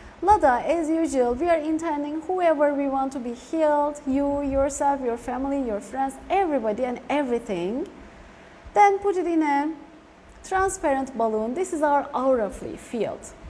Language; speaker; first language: English; non-native, fluent; Turkish